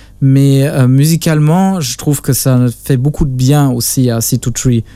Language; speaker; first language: French; non-native, local second language; Luxembourgish